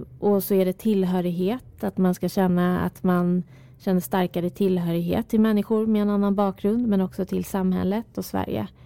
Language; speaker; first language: Swedish; early bilingual, other home language; Persian